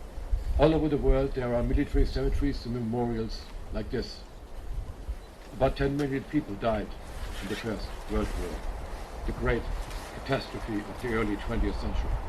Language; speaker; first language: English; non-native, fluent; German